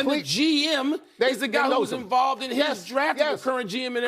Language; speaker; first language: English; native; English